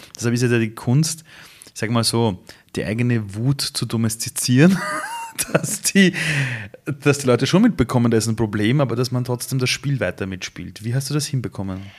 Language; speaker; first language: German; early bilingual, other home language; Persian